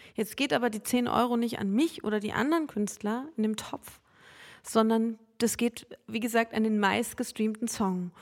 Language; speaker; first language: German; native; German